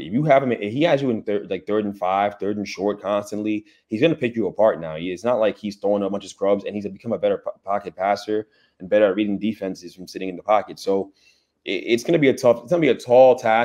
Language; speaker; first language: English; native; English